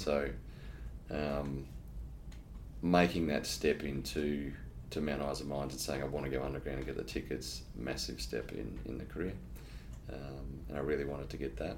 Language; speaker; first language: English; native; English